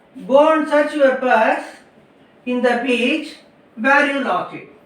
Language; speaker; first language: English; non-native, local second language; Tamil